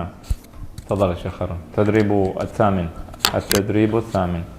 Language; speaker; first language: Arabic; non-native, fluent; Indonesian